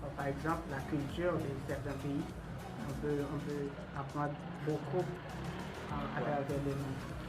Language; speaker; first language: French; non-native, local second language; Haitian Creole